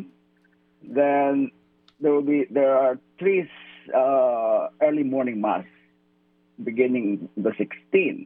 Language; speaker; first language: English; non-native, local second language; Filipino